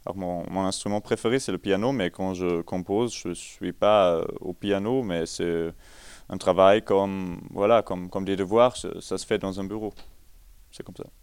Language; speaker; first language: French; non-native, fluent; German